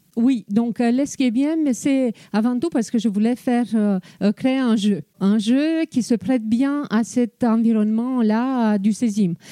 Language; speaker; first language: French; non-native, fluent; Romanian